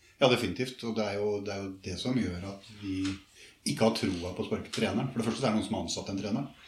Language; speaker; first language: Norwegian; native; Norwegian